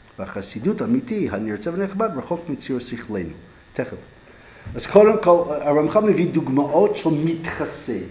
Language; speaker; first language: Hebrew; non-native, fluent; English